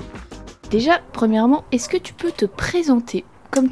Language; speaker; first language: French; native; French